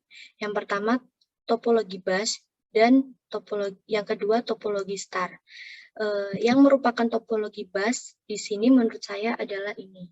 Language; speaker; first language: Indonesian; native; Indonesian